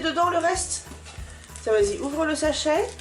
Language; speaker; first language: French; native; French